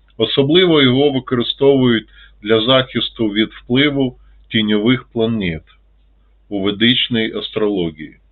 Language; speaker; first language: Ukrainian; non-native, local second language; Russian